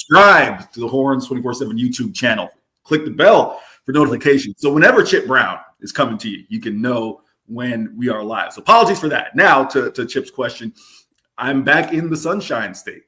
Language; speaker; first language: English; native; English